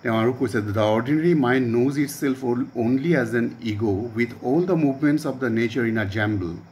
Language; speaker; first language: English; non-native, local second language; Assamese